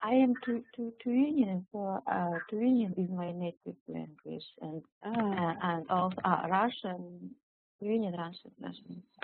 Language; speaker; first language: English; non-native, learner; Tuvinian